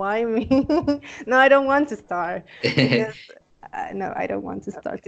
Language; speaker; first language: English; non-native, learner; Spanish